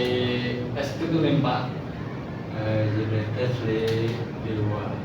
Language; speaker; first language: French; non-native, learner; Indonesian